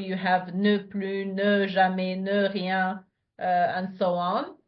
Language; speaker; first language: French; non-native, fluent; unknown